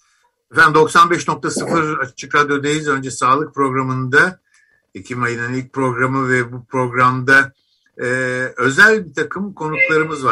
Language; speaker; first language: Turkish; native; Turkish